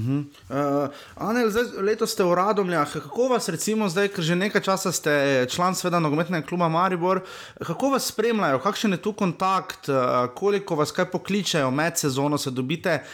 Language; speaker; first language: Slovenian; native; Slovenian